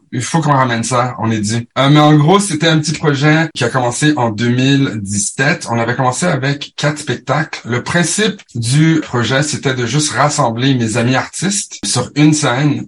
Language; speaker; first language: French; native; French